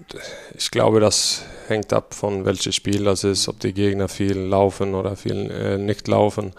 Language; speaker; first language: German; non-native, fluent; Swedish